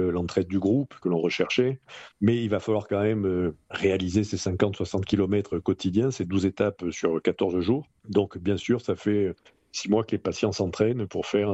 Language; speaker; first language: French; native; French